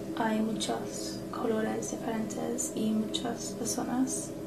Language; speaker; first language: Spanish; non-native, learner; English